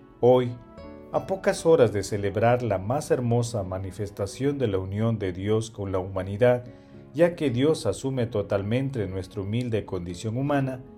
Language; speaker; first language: Spanish; native; Spanish